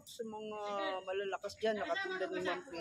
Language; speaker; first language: Filipino; native; Filipino